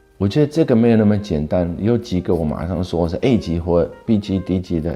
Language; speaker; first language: Chinese; non-native, fluent; Dutch